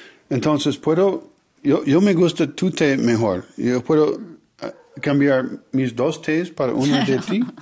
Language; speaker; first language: Spanish; non-native, learner; English